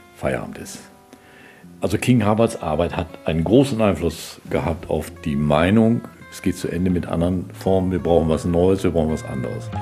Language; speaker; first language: German; native; German